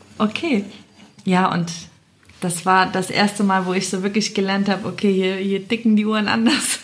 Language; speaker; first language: German; native; German